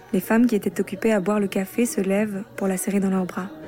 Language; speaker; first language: French; non-native, fluent; Arabic